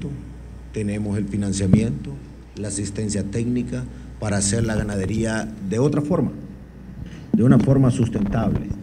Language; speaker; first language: Spanish; native; Spanish